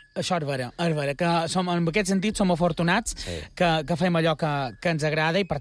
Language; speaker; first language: Catalan; native; Catalan